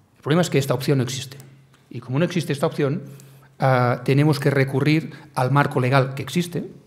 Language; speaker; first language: Spanish; native; Spanish